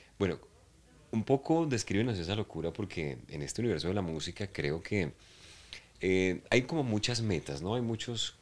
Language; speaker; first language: Spanish; native; Spanish